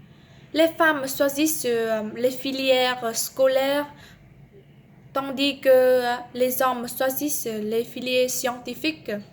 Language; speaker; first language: French; non-native, learner; Vietnamese